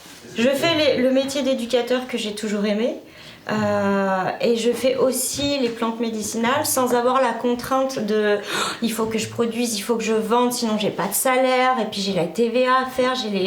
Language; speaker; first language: French; native; French